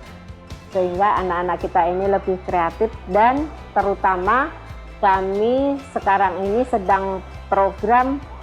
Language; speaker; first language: Indonesian; native; Indonesian